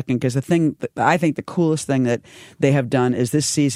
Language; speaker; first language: English; native; English